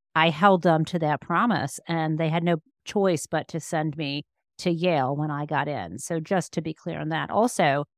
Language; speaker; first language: English; native; English